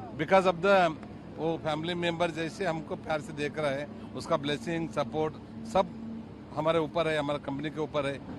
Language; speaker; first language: Hindi; non-native, local second language; Kannada